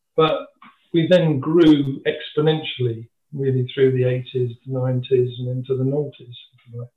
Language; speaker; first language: English; native; English